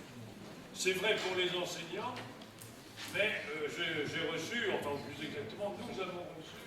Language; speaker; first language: French; native; French